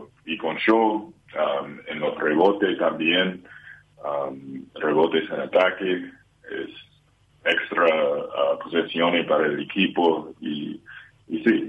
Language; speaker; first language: Spanish; non-native, learner; English